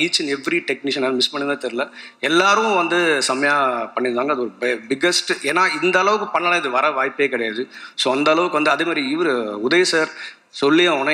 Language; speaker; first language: Tamil; native; Tamil